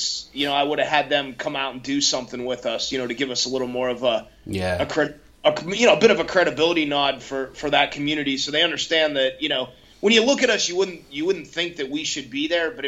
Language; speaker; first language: English; native; English